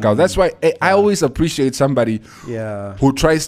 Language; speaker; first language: English; non-native, local second language; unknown